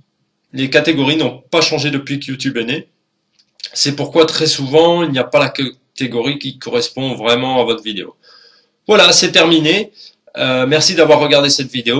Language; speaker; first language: French; native; French